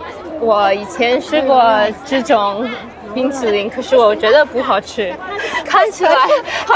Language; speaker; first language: Chinese; non-native, learner; English